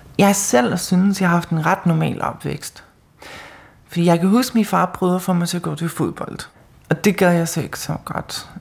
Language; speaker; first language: Danish; non-native, local second language; Faroese